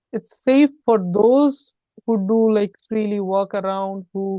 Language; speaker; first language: English; non-native, fluent; Bangla